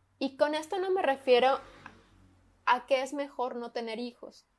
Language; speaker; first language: Spanish; native; Spanish